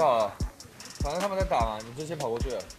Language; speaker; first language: Chinese; native; Chinese